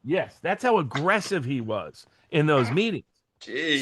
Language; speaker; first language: English; native; English